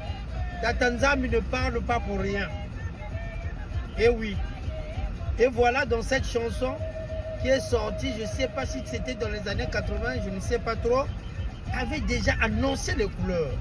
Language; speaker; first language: French; non-native, local second language; Kongo